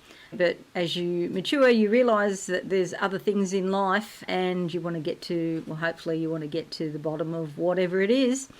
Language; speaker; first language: English; native; English